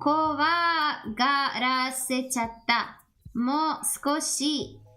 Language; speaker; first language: Japanese; non-native, learner; English